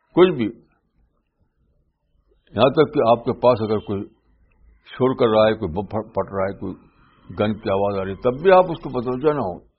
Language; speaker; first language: Urdu; native; Urdu